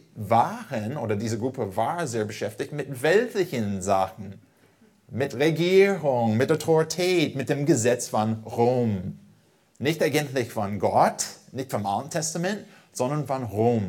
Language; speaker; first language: German; non-native, fluent; English